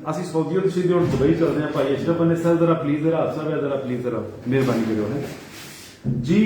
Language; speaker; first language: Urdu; non-native, local second language; Punjabi